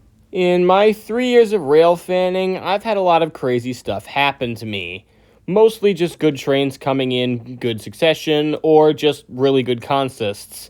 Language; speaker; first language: English; native; English